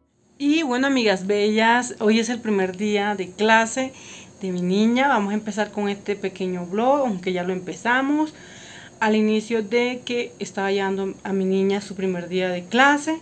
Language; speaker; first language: Spanish; native; Spanish